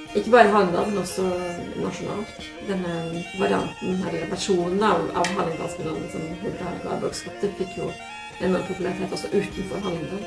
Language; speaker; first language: Norwegian; native; Norwegian